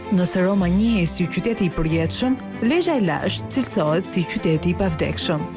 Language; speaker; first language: Albanian; native; Albanian